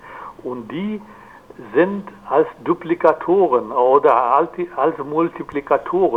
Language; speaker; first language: German; non-native, fluent; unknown